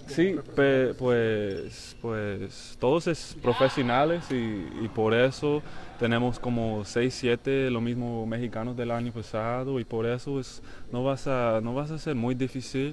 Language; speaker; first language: Spanish; non-native, learner; English